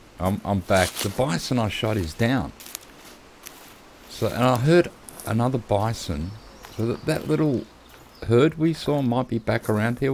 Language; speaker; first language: English; native; English